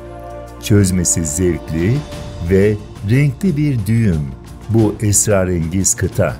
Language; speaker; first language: Turkish; native; Turkish